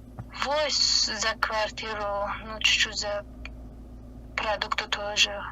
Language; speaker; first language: Russian; non-native, learner; Tajik